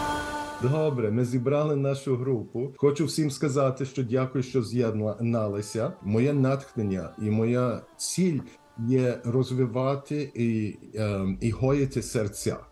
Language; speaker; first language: Ukrainian; early bilingual, heritage; Ukrainian